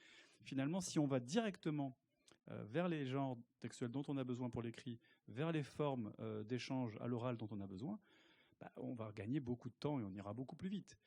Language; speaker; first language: French; native; French